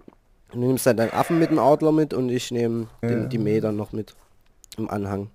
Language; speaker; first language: German; native; German